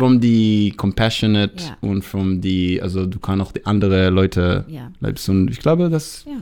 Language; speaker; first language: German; non-native, learner; Hebrew